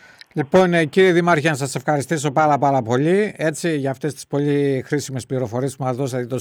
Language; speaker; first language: Greek; native; Greek